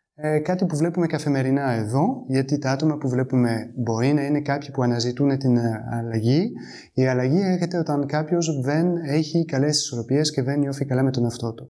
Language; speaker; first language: Greek; non-native, fluent; French